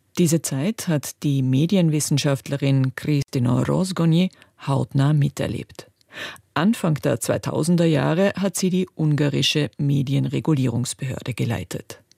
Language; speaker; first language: German; native; German